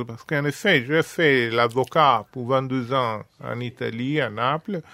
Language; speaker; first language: French; non-native, fluent; Italian